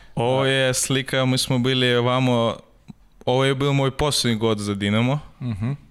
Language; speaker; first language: Serbian; non-native, learner; Russian